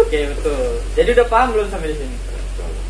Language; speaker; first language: Indonesian; native; Indonesian